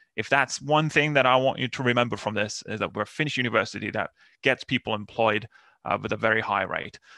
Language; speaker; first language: English; non-native, fluent; Finnish